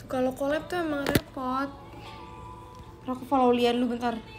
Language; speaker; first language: Indonesian; native; Indonesian